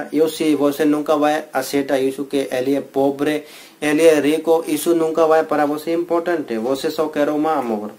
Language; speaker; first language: Portuguese; non-native, learner; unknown